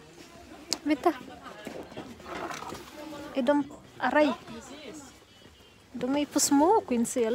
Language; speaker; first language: Swedish; non-native, learner; Cebuano